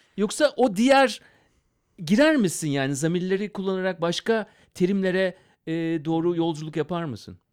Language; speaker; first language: Turkish; native; Turkish